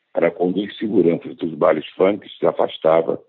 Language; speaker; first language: Portuguese; native; Portuguese